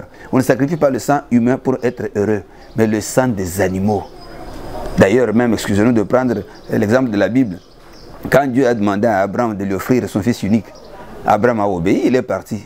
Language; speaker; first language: French; non-native, local second language; Luba-Lulua